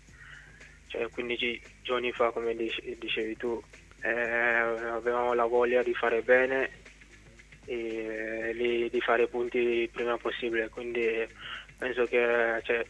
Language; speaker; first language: Italian; non-native, fluent; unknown